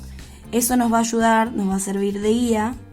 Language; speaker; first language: Spanish; native; Spanish